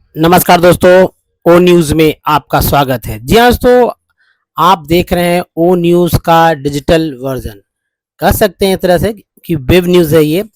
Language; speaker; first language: Hindi; native; Hindi